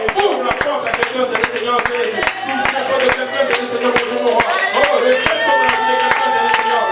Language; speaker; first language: French; non-native, local second language; Haitian Creole